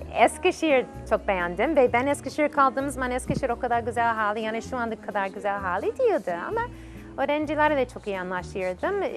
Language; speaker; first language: Turkish; non-native, fluent; English